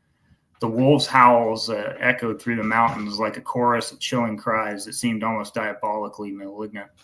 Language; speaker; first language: English; native; English